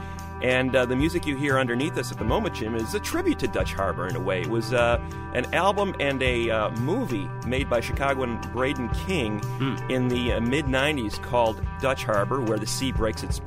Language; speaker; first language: English; native; English